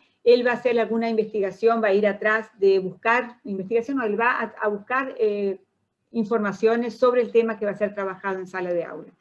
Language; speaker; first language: Spanish; non-native, fluent; Portuguese